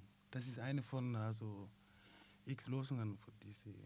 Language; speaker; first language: German; non-native, learner; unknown